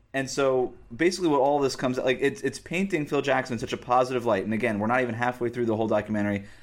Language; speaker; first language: English; native; English